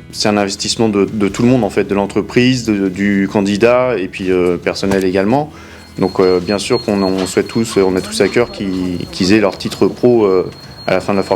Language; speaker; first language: French; native; French